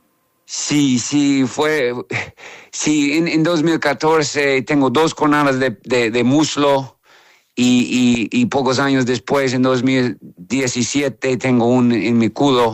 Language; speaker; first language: Spanish; non-native, learner; English